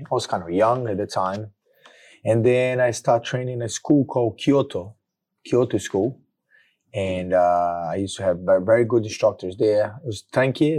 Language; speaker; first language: English; non-native, fluent; Portuguese